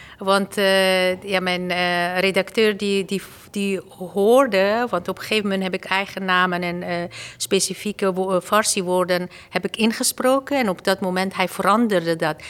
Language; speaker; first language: Dutch; non-native, fluent; Persian